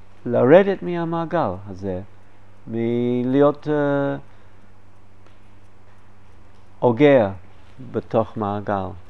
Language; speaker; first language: Hebrew; non-native, fluent; English